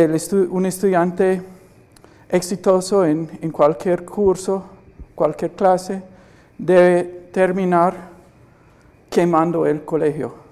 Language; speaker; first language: Spanish; non-native, fluent; English